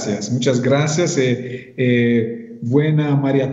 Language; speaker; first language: Spanish; non-native, fluent; Italian